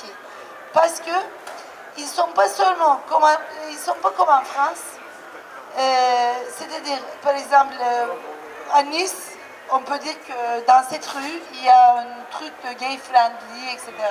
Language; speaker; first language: French; non-native, fluent; Turkish